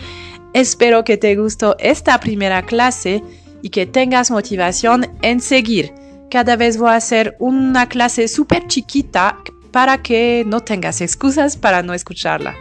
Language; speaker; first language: Spanish; non-native, fluent; French